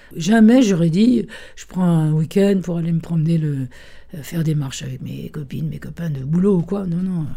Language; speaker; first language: French; early bilingual, other home language; Italian